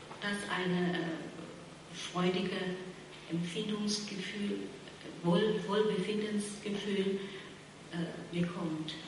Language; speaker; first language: German; non-native, fluent; Vietnamese